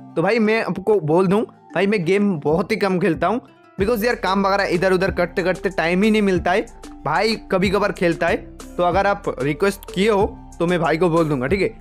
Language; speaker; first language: Hindi; non-native, local second language; Bangla